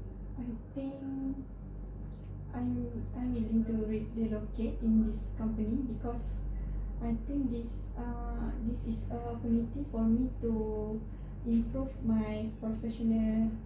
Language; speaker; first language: English; non-native, learner; Malay